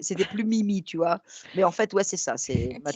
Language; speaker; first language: French; native; French